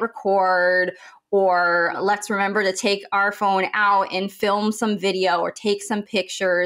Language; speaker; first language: English; native; English